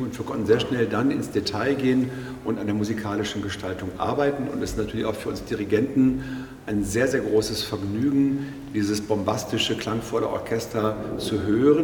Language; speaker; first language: German; native; German